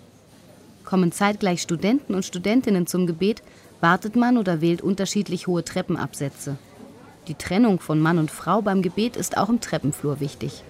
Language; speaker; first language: German; native; German